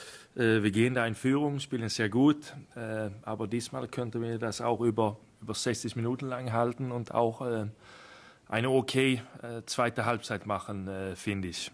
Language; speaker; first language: German; non-native, fluent; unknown